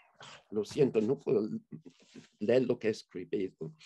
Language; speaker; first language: Spanish; non-native, fluent; English